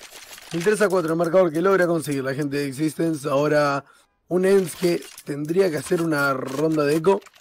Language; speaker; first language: Spanish; native; Spanish